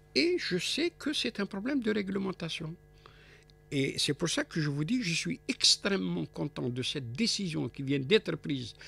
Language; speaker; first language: French; non-native, local second language; Arabic